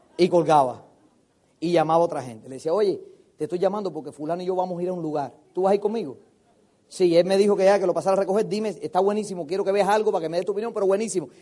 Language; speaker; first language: Spanish; native; Spanish